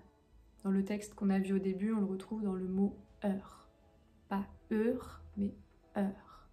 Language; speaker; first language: French; native; French